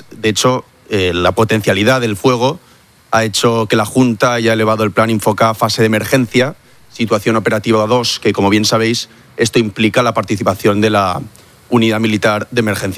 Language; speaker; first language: Spanish; native; Spanish